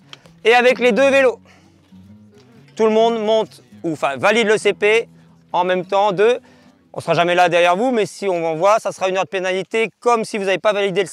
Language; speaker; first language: French; native; French